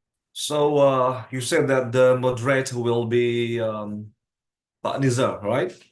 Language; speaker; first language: English; non-native, fluent; Indonesian